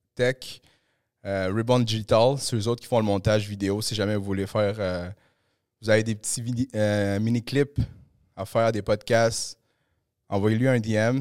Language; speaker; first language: French; native; French